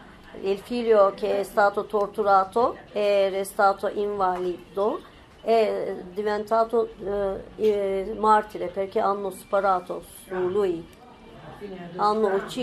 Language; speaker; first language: Italian; non-native, fluent; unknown